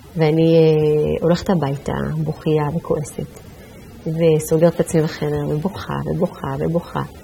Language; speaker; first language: Hebrew; early bilingual, other home language; Amharic